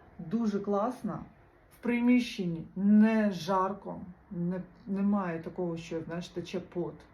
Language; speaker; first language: Ukrainian; non-native, local second language; Russian